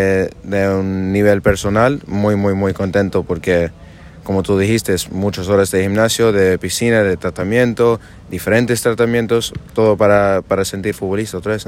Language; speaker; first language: Spanish; non-native, fluent; English